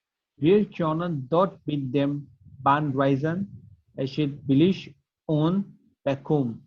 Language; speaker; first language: German; non-native, learner; Gujarati